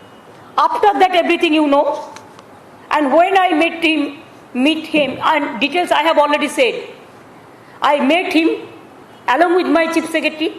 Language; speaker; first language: English; non-native, local second language; Bangla